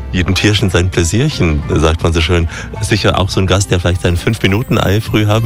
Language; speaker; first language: German; native; German